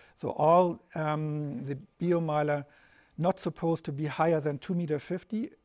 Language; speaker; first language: English; non-native, fluent; German